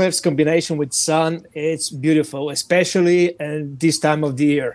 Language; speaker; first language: English; non-native, fluent; Bulgarian